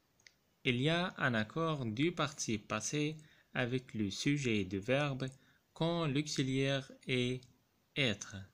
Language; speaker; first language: French; non-native, fluent; Arabic